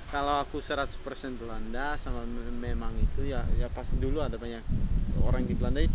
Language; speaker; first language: Indonesian; non-native, learner; Dutch